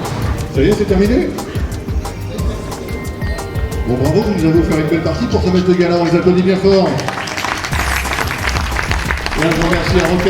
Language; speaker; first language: French; native; French